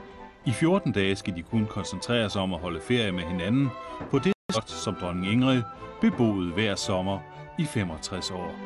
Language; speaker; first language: Danish; native; Danish